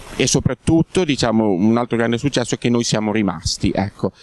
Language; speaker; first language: Italian; native; Italian